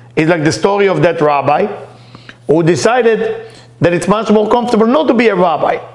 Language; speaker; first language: English; non-native, fluent; Hebrew